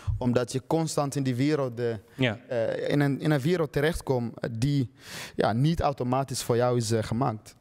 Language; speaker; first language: Dutch; early bilingual, other home language; Swahili